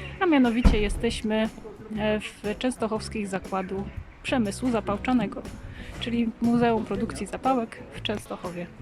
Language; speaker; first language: Polish; native; Polish